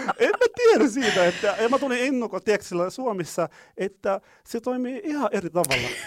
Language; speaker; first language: Finnish; non-native, fluent; Arabic